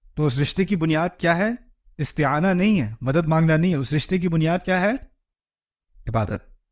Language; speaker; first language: Urdu; early bilingual, heritage; Urdu